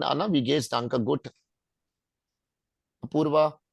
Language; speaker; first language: German; non-native, fluent; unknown